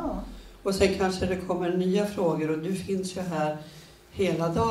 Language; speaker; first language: Swedish; native; Swedish